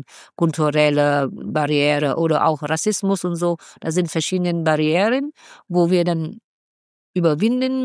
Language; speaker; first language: German; non-native, fluent; Vietnamese